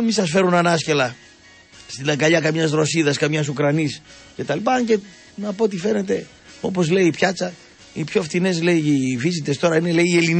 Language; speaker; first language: Greek; native; Greek